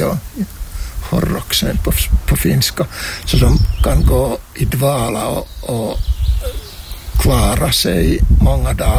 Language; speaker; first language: Swedish; non-native, fluent; Finnish